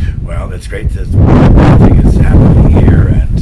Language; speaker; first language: English; native; English